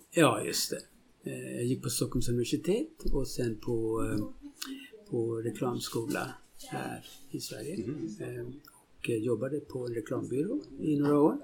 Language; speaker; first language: Swedish; non-native, fluent; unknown